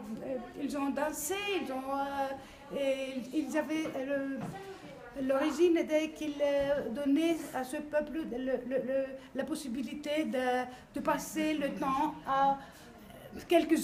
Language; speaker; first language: French; non-native, learner; Greek